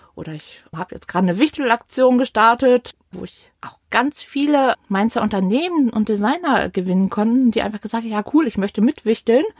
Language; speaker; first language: German; native; German